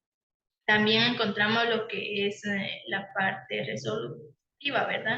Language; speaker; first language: Spanish; native; Spanish